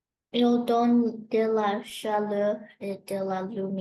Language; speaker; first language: French; non-native, learner; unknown